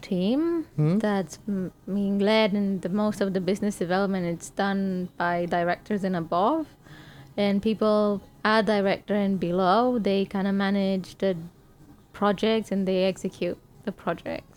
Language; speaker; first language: English; non-native, fluent; Romanian